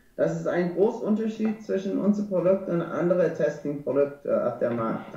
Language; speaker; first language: German; non-native, learner; English